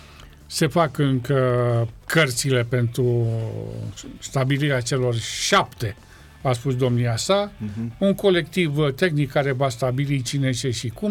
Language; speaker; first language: Romanian; native; Romanian